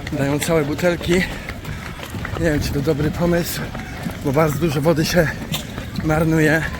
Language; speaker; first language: Polish; native; Polish